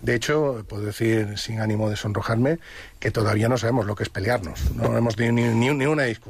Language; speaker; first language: Spanish; native; Spanish